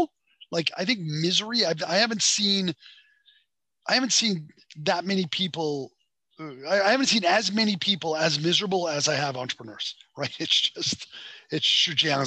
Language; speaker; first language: English; native; English